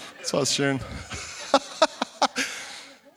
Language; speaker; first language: German; non-native, fluent; English